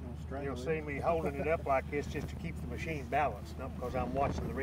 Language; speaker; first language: English; native; English